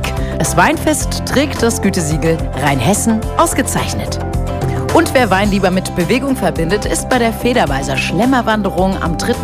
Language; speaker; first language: German; native; German